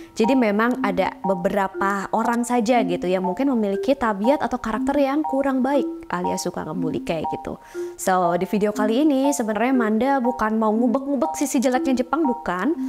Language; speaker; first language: Indonesian; native; Indonesian